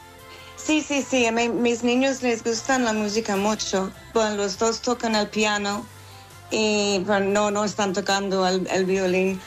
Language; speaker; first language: Spanish; non-native, fluent; English